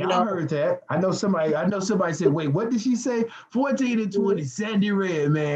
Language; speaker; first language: English; native; English